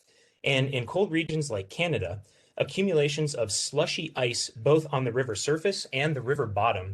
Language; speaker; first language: English; native; English